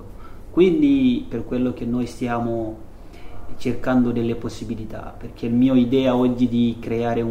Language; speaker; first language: Italian; non-native, fluent; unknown